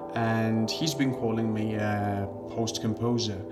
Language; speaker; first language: English; non-native, fluent; Georgian